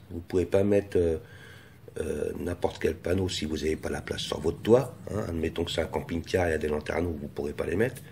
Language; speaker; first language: French; native; French